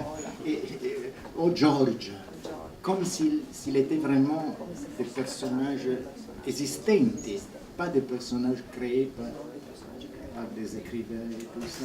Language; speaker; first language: French; non-native, fluent; Italian